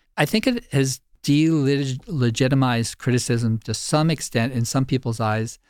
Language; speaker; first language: English; native; English